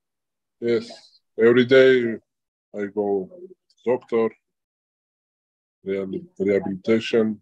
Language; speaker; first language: English; non-native, learner; Georgian